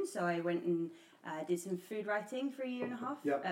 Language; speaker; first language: English; native; English